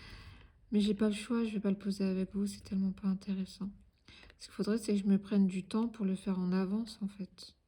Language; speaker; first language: French; native; French